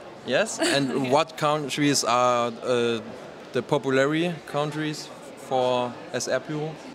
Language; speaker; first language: English; non-native, learner; German